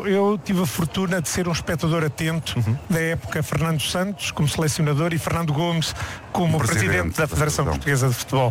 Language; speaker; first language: Portuguese; native; Portuguese